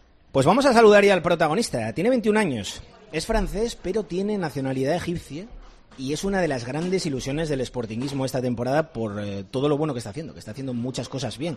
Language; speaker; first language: Spanish; native; Spanish